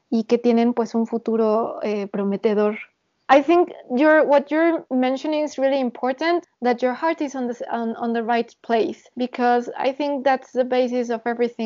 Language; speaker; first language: English; non-native, fluent; Spanish